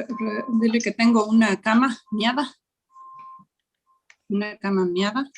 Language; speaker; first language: Spanish; native; Spanish